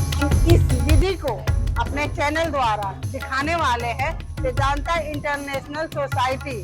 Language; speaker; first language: Hindi; native; Hindi